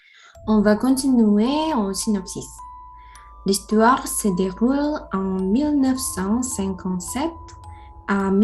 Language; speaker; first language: French; non-native, learner; Indonesian